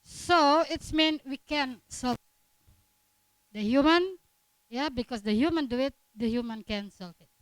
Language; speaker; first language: English; non-native, learner; Indonesian